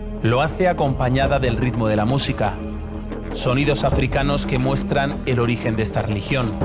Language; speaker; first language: Spanish; native; Spanish